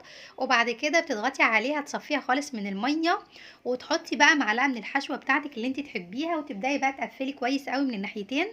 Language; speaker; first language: Arabic; native; Arabic